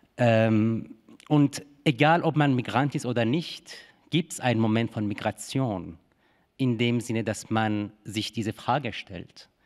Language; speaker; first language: German; non-native, fluent; Persian